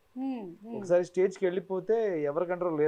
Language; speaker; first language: Telugu; non-native, fluent; Kannada